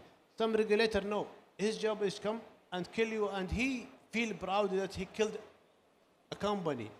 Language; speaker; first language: English; non-native, learner; Arabic